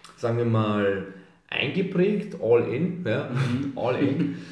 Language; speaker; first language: German; early bilingual, other home language; Serbian